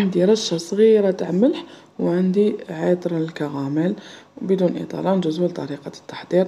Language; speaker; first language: Arabic; native; Arabic